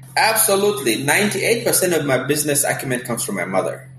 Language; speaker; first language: English; early bilingual, other home language; Kinyarwanda